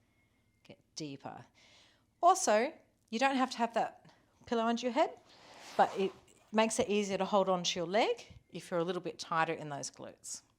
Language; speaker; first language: English; native; English